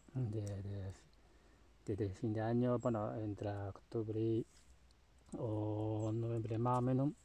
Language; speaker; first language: Spanish; non-native, learner; Chinese